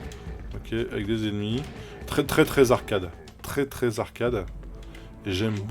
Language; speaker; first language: French; native; French